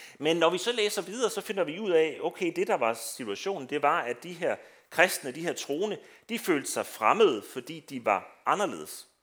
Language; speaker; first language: Danish; native; Danish